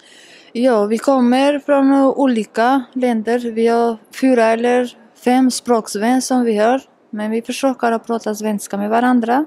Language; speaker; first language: Swedish; non-native, learner; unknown